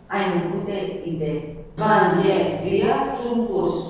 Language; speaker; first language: German; non-native, learner; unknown